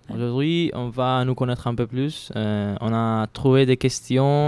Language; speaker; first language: French; non-native, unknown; Spanish